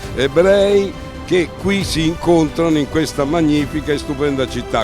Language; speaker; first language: Italian; native; Italian